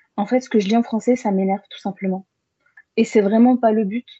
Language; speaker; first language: French; early bilingual, other home language; Arabic